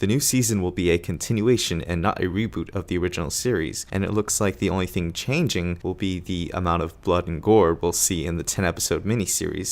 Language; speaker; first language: English; native; English